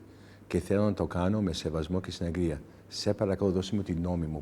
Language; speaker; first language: Greek; early bilingual, heritage; English